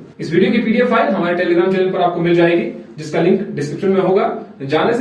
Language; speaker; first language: Hindi; native; Hindi